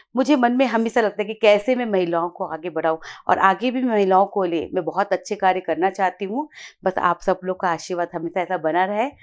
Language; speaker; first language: Hindi; native; Hindi